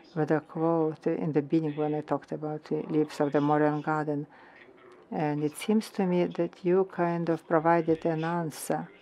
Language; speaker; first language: English; non-native, fluent; Lithuanian